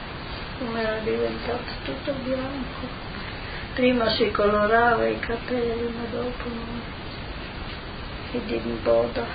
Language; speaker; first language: Italian; non-native, local second language; Slovenian